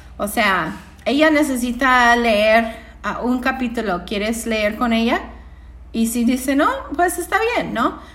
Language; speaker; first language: Spanish; non-native, fluent; English